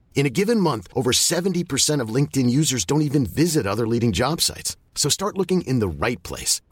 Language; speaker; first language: English; native; English